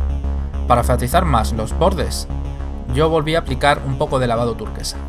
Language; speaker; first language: Spanish; native; Spanish